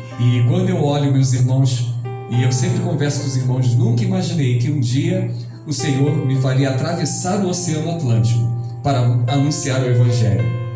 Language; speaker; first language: Portuguese; native; Portuguese